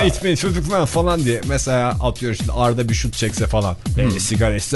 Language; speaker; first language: Turkish; native; Turkish